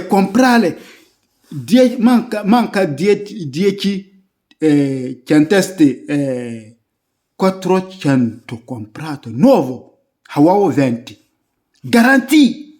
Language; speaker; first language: Italian; non-native, learner; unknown